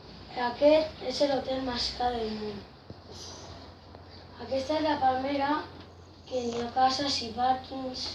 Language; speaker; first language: Catalan; non-native, local second language; Spanish